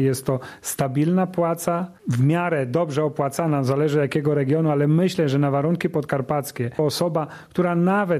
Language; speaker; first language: Polish; native; Polish